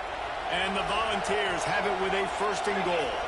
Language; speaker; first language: English; native; English